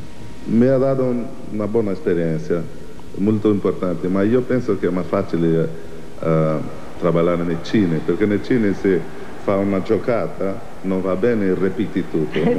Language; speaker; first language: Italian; non-native, learner; Portuguese